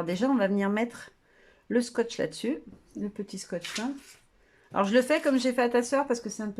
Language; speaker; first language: French; native; French